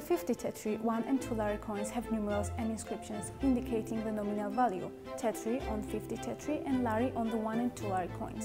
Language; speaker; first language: English; non-native, learner; Georgian